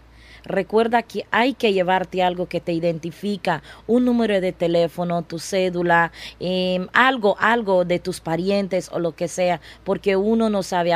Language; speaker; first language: Spanish; non-native, local second language; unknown